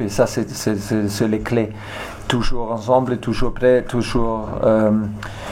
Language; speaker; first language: French; non-native, learner; German